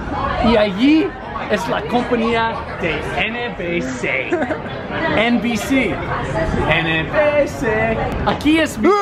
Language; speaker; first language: Spanish; non-native, learner; English